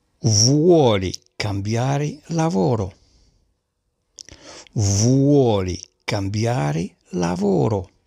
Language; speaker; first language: Italian; non-native, learner; Arabic